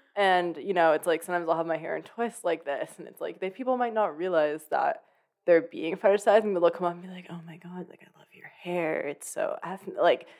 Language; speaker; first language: English; native; English